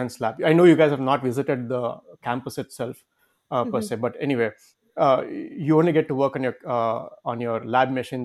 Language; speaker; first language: English; non-native, local second language; Kannada